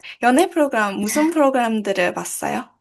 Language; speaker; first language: Korean; non-native, learner; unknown